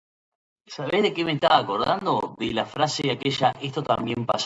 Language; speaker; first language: Spanish; native; Spanish